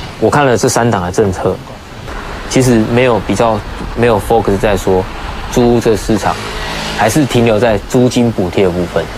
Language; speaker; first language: Chinese; native; Chinese